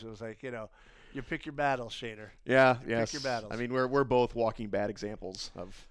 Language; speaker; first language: English; native; English